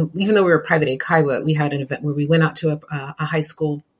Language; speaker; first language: English; native; English